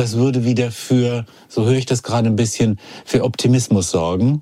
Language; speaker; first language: German; native; German